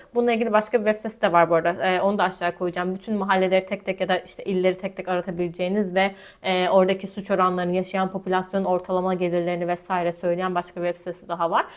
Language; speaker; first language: Turkish; native; Turkish